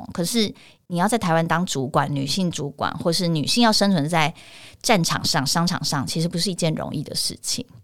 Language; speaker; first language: Chinese; native; Chinese